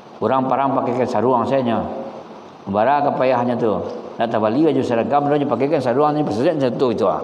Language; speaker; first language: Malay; non-native, local second language; Minangkabau